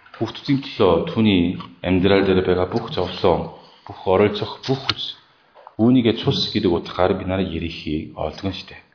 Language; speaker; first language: Mongolian; non-native, fluent; Korean